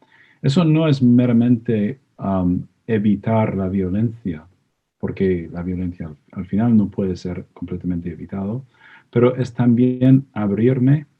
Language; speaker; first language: Spanish; non-native, fluent; English